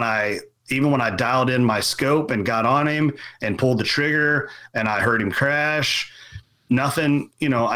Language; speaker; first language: English; native; English